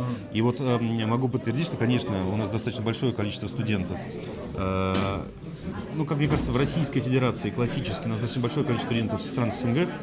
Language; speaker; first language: Russian; native; Russian